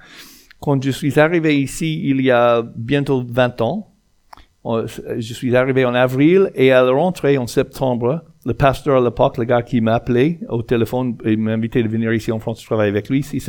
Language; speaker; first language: French; non-native, fluent; English